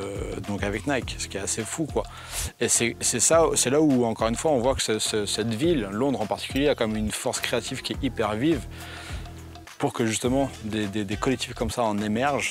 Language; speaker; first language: French; native; French